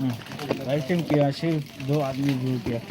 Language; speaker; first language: Hindi; non-native, local second language; Thado Chin